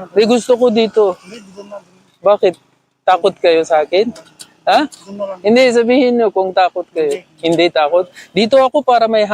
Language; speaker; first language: Filipino; non-native, learner; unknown